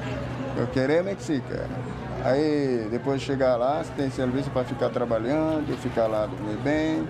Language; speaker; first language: Portuguese; non-native, learner; Haitian Creole